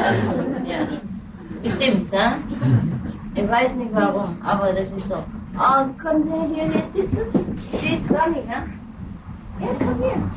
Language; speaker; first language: German; non-native, learner; Vietnamese